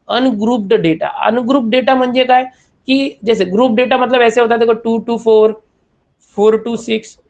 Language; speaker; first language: Hindi; non-native, local second language; Marathi